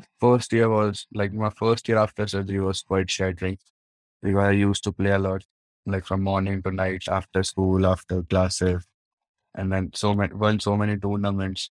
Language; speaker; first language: English; non-native, local second language; Hindi